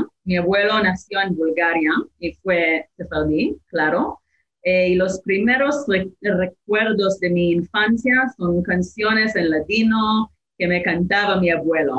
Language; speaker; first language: Spanish; non-native, fluent; Hebrew